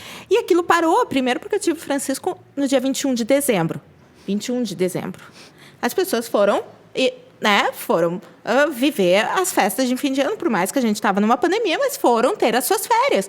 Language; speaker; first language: Portuguese; native; Portuguese